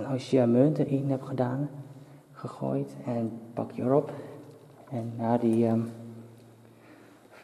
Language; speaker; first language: Dutch; non-native, local second language; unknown